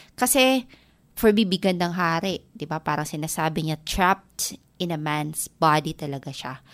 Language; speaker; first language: Filipino; non-native, local second language; Waray